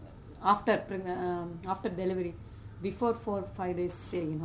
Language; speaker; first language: English; non-native, learner; Tamil